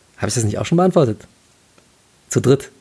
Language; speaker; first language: German; native; German